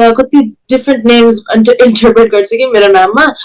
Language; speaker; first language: Nepali; early bilingual, heritage; Nepali